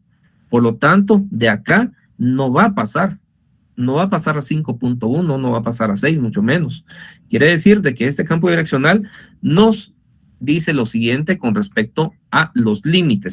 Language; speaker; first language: Spanish; native; Spanish